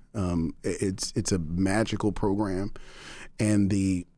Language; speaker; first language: English; native; English